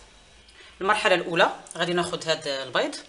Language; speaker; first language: Arabic; native; Arabic